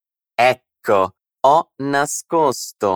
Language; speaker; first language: Italian; non-native, fluent; Portuguese